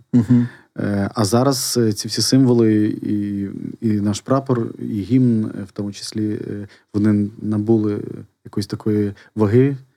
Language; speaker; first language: Ukrainian; non-native, local second language; Russian